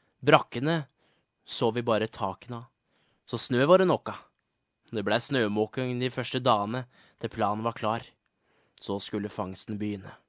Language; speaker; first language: Norwegian; native; Norwegian